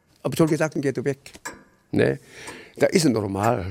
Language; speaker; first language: German; non-native, learner; Korean